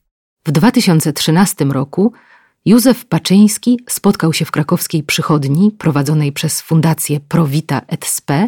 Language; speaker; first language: Polish; native; Polish